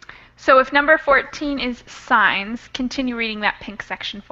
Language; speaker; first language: English; native; English